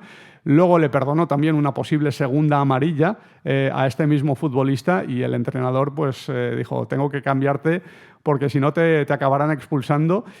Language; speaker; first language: Spanish; native; Spanish